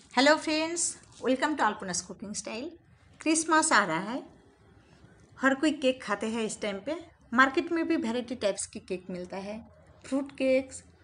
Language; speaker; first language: Hindi; non-native, local second language; Bangla